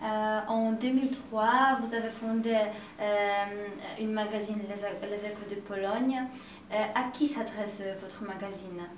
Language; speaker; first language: French; non-native, learner; Polish